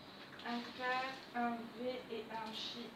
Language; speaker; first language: French; native; French